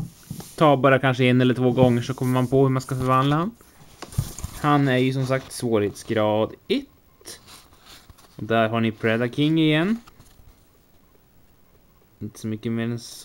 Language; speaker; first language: Swedish; native; Swedish